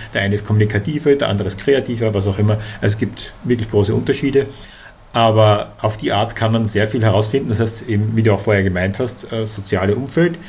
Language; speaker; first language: German; native; German